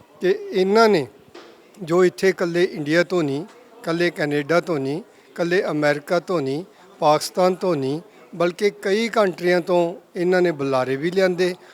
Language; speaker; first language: Punjabi; native; Punjabi